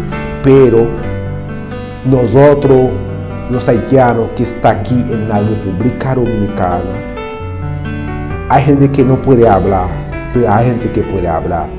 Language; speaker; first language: Spanish; non-native, learner; Haitian Creole